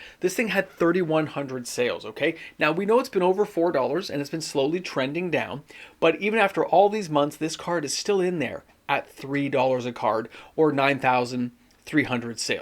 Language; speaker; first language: English; native; English